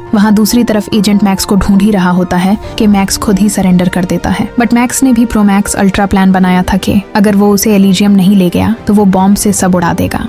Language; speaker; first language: Hindi; native; Hindi